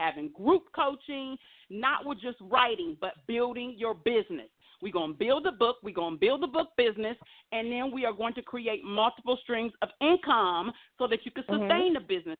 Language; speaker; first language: English; native; English